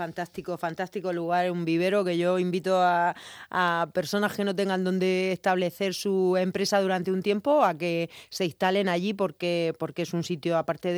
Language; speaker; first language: Spanish; native; Spanish